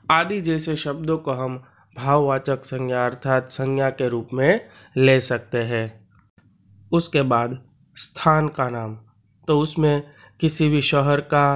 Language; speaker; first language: Hindi; non-native, local second language; Gujarati